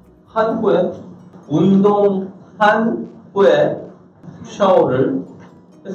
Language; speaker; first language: Korean; non-native, fluent; English